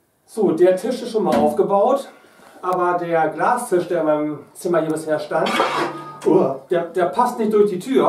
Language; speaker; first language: German; native; German